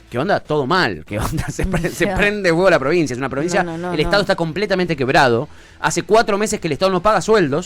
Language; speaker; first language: Spanish; native; Spanish